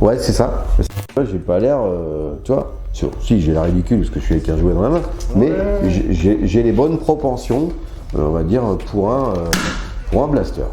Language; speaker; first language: French; native; French